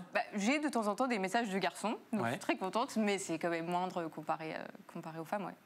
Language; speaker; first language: French; native; French